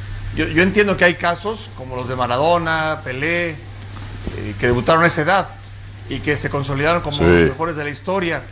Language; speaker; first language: Spanish; native; Spanish